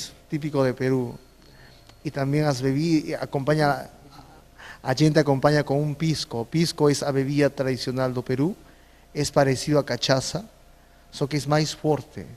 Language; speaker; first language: Portuguese; non-native, fluent; Spanish